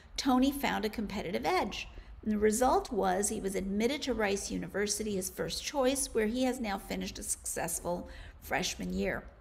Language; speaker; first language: English; native; English